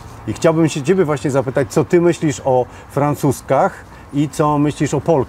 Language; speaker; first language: Polish; native; Polish